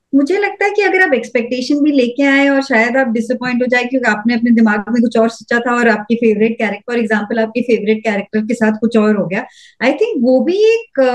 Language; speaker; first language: Hindi; native; Hindi